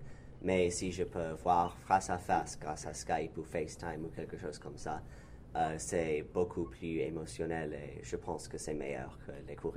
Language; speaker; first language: French; non-native, learner; English